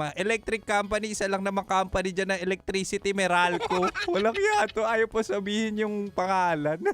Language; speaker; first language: Filipino; native; Filipino